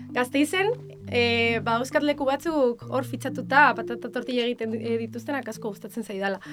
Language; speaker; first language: Basque; non-native, local second language; Spanish